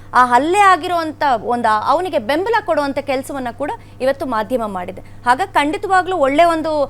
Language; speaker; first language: Kannada; native; Kannada